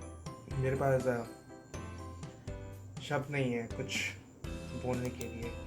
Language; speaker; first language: Hindi; non-native, local second language; Bangla